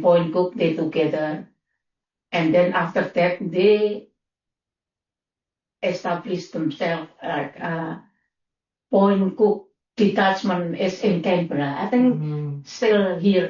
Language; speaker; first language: English; non-native, learner; Indonesian